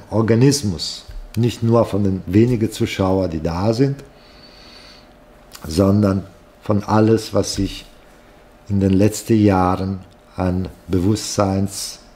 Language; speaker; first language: German; non-native, fluent; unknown